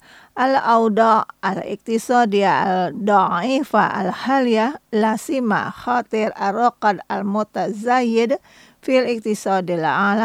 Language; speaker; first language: Arabic; non-native, fluent; Indonesian